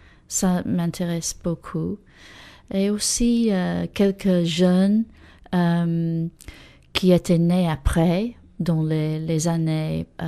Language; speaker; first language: French; non-native, fluent; English